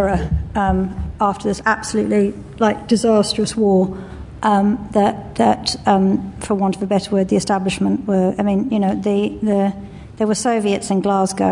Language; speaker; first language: English; native; English